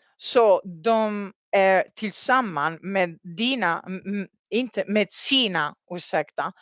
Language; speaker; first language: Swedish; non-native, learner; Italian